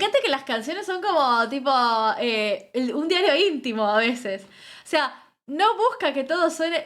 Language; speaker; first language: Spanish; native; Spanish